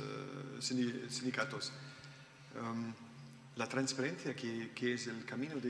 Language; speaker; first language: Spanish; non-native, learner; German